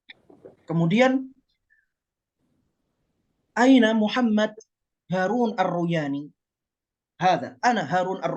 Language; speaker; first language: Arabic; non-native, fluent; Indonesian